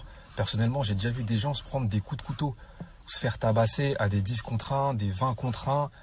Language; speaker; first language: French; native; French